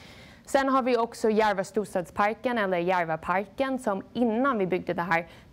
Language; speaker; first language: Swedish; non-native, fluent; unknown